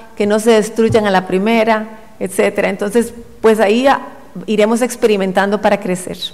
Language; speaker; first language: Spanish; native; Spanish